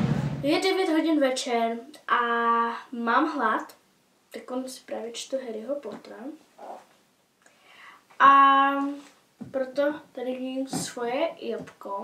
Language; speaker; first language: Czech; early bilingual, heritage; Czech